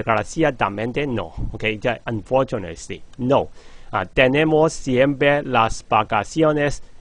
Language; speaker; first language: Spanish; non-native, fluent; Cantonese